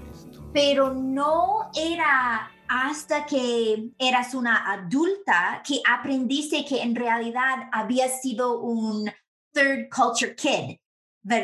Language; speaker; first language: Spanish; non-native, fluent; English